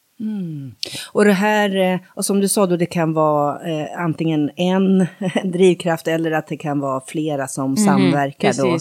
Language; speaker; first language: Swedish; native; Swedish